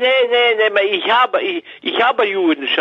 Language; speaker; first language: German; non-native, learner; French